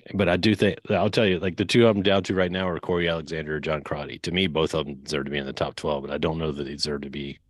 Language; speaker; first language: English; native; English